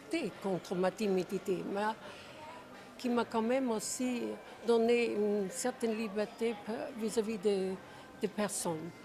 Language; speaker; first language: French; non-native, fluent; Czech